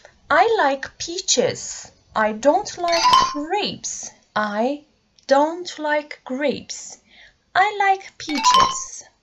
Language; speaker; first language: English; non-native, fluent; Turkish